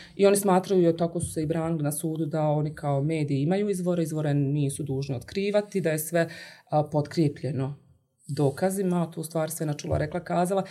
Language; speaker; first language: Bosnian; native; Bosnian